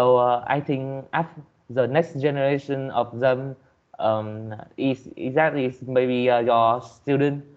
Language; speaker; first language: English; non-native, learner; Vietnamese